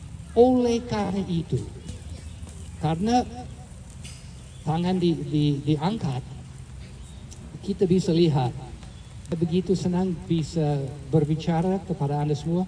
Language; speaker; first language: Indonesian; non-native, fluent; English